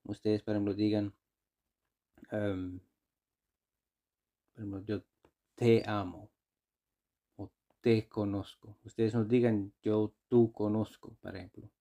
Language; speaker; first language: Spanish; non-native, fluent; Icelandic